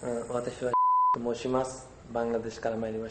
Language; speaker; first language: Japanese; non-native, learner; Bangla